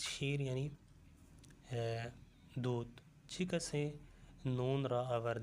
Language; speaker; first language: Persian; non-native, fluent; Urdu